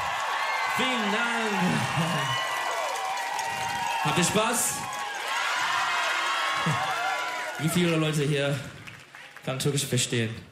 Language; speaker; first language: German; non-native, learner; Turkish